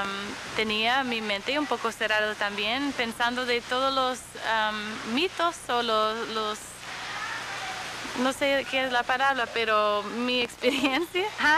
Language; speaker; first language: Spanish; non-native, fluent; English